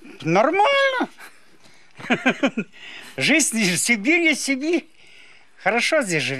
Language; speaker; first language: Russian; native; Russian